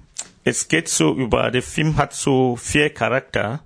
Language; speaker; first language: German; non-native, learner; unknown